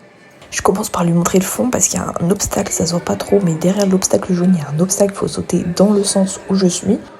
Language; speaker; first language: French; native; French